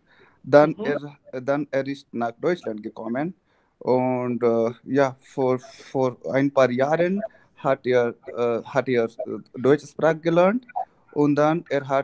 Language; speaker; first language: German; non-native, learner; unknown